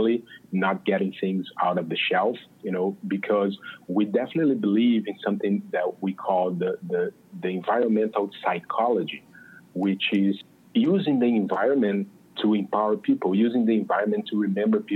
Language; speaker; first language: English; non-native, fluent; Portuguese